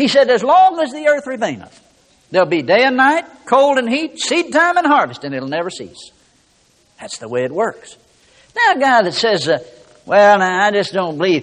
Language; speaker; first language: English; native; English